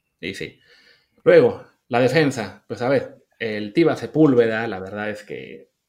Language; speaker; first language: Spanish; native; Spanish